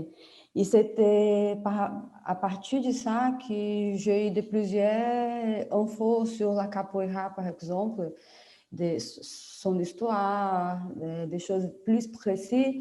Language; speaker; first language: French; non-native, fluent; Portuguese